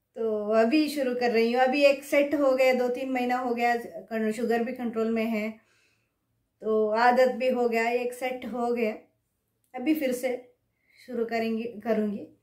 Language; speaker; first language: Hindi; non-native, local second language; Kannada